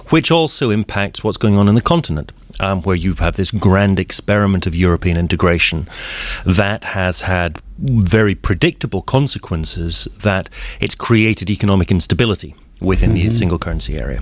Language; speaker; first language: English; native; English